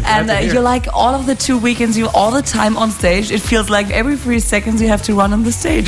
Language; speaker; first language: English; non-native, fluent; German